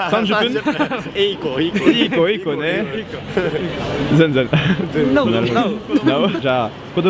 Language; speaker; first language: Japanese; non-native, fluent; French